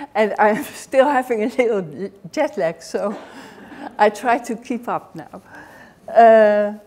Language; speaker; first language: English; non-native, fluent; Dutch